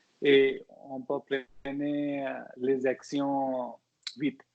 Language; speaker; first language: French; non-native, learner; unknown